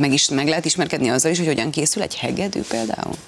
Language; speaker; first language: Hungarian; native; Hungarian